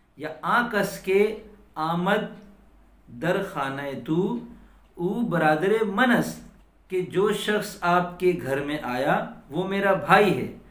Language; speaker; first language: Urdu; native; Urdu